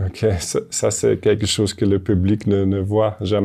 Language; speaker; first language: French; non-native, fluent; German